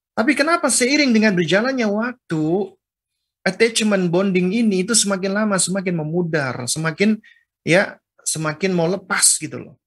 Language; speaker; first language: Indonesian; native; Indonesian